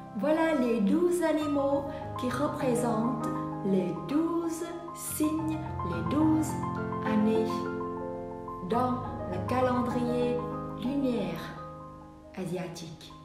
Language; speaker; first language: French; non-native, fluent; Vietnamese